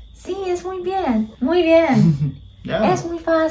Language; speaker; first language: Spanish; non-native, fluent; Polish